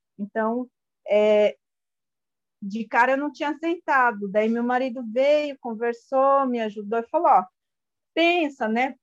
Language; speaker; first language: Portuguese; non-native, local second language; Guarani